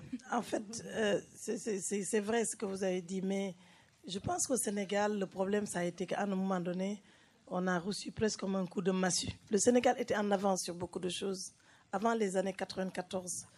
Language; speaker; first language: French; non-native, local second language; Wolof